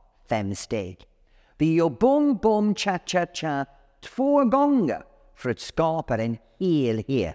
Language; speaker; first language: Swedish; non-native, fluent; English